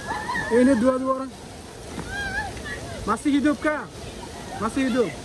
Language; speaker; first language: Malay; non-native, learner; Bangla